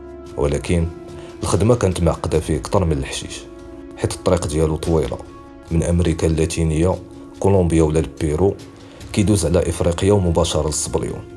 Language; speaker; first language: Arabic; native; Arabic